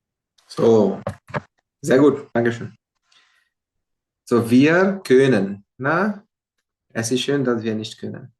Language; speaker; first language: German; non-native, fluent; Bangla